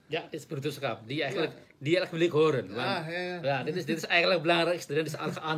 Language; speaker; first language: Dutch; non-native, learner; Indonesian